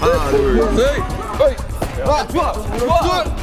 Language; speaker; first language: Korean; native; Korean